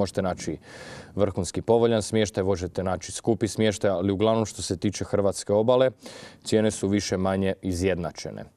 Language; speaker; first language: Croatian; native; Croatian